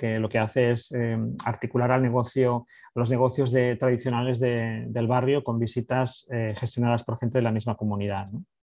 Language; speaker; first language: Spanish; native; Spanish